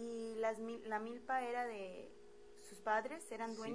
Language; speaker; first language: Spanish; early bilingual, heritage; Spanish